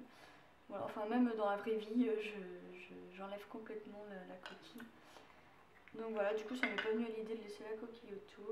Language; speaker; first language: French; native; French